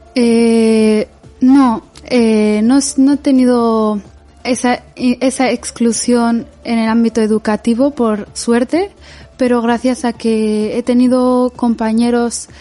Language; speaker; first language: Spanish; native; Spanish